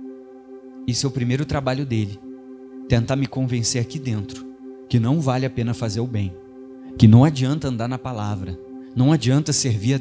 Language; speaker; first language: Portuguese; native; Portuguese